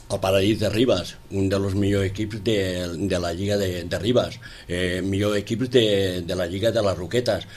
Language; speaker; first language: Catalan; native; Catalan